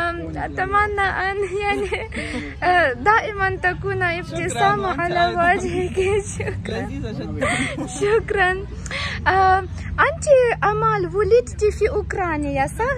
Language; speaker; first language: Arabic; non-native, fluent; Ukrainian